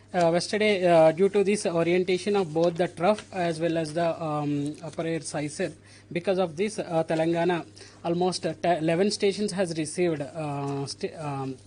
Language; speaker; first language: English; non-native, local second language; Telugu